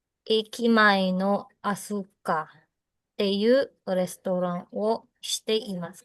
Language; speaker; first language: Japanese; non-native, learner; Filipino